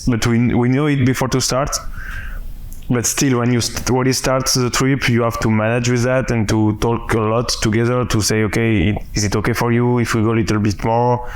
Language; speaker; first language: English; non-native, fluent; French